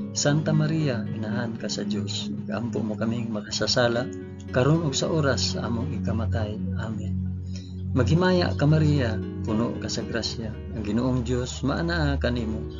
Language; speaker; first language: Cebuano; non-native, local second language; Hiligaynon